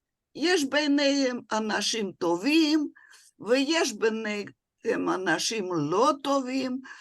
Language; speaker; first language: Hebrew; non-native, fluent; Russian